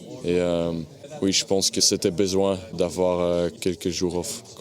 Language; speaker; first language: French; non-native, fluent; Dutch